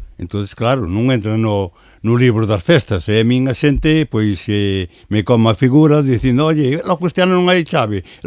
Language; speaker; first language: Galician; native; Galician